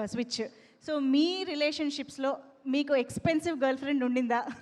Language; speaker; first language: Telugu; native; Telugu